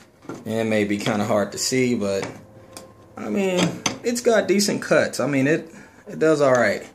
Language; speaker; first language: English; native; English